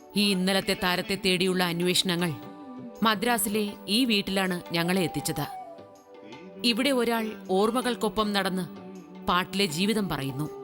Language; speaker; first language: Malayalam; native; Malayalam